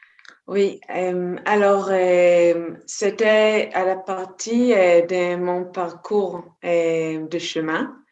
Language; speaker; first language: French; non-native, fluent; Hebrew